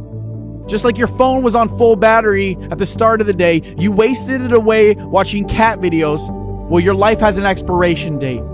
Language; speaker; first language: English; native; English